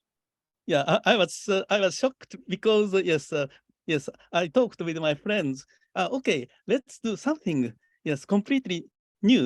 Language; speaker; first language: English; non-native, fluent; Japanese